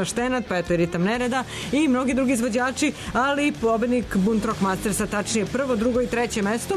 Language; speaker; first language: Serbian; native; Serbian